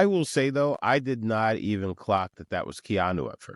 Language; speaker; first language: English; native; English